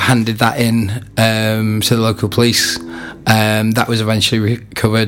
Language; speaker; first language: English; native; English